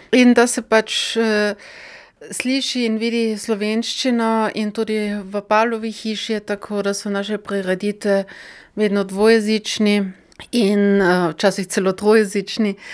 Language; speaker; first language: Slovenian; non-native, fluent; German